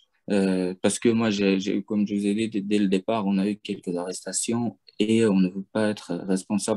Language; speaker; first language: French; non-native, fluent; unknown